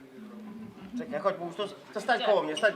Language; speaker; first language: Polish; native; Polish